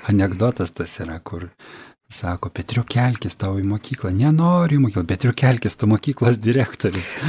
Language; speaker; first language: Lithuanian; native; Lithuanian